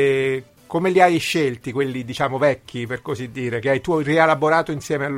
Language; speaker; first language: Italian; native; Italian